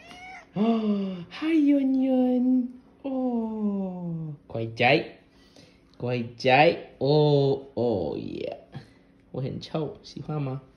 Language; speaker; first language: Chinese; non-native, learner; English